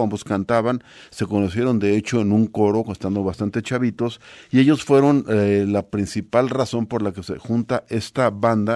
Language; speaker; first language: Spanish; native; Spanish